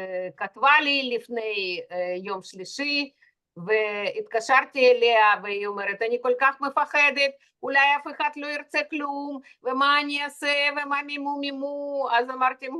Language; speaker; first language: Hebrew; non-native, fluent; Russian